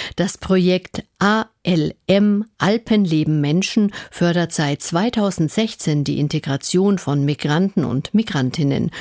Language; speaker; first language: German; native; German